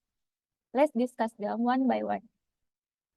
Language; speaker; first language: English; non-native, fluent; Indonesian